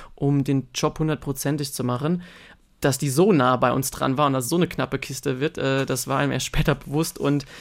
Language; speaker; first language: German; native; German